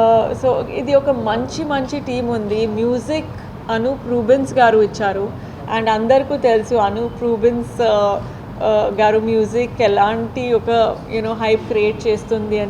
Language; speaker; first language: Telugu; non-native, fluent; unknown